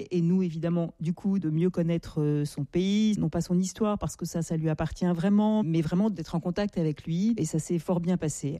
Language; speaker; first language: French; native; French